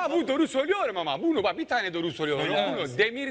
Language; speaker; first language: Turkish; non-native, fluent; Italian